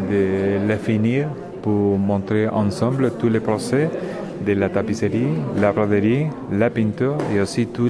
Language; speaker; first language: French; non-native, learner; Spanish